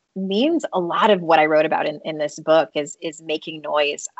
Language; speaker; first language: English; native; English